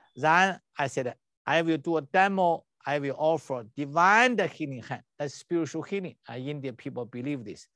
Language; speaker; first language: English; non-native, learner; Chinese